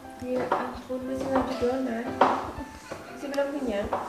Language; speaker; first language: Indonesian; native; Indonesian